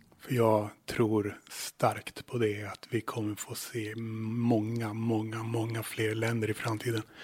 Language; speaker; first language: Swedish; native; Swedish